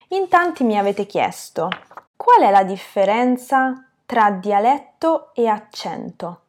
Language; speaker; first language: Italian; native; Italian